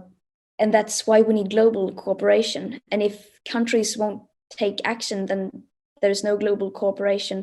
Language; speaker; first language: English; non-native, fluent; Swedish